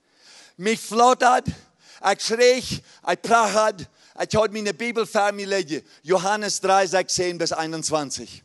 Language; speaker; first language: German; early bilingual, heritage; Plautdietsch